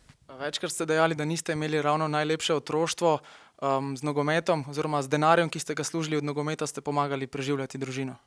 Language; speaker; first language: Slovenian; native; Slovenian